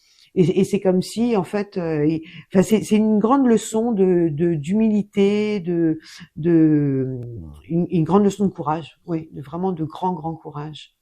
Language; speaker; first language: French; native; French